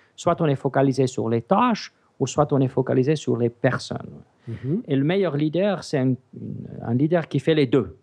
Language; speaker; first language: French; non-native, fluent; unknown